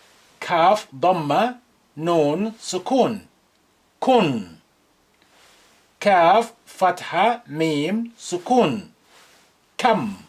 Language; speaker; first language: Arabic; non-native, fluent; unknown